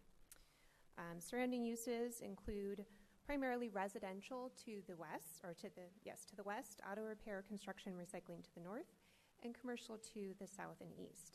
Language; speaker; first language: English; native; English